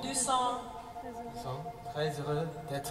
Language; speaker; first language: French; non-native, fluent; English